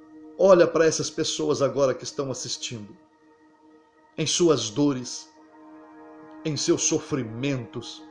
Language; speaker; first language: Portuguese; native; Portuguese